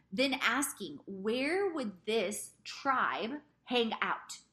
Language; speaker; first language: English; native; English